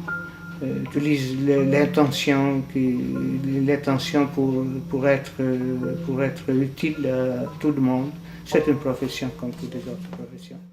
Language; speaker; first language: French; non-native, fluent; Albanian